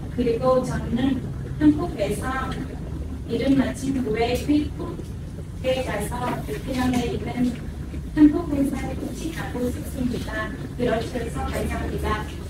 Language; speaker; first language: Korean; non-native, learner; Vietnamese